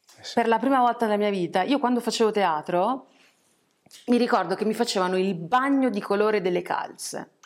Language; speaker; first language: Italian; early bilingual, other home language; English